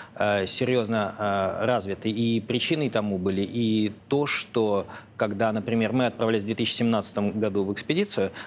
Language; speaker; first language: Russian; native; Russian